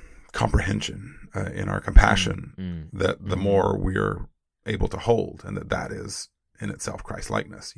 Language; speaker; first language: English; native; English